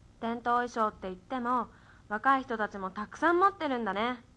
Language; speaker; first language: Japanese; native; Japanese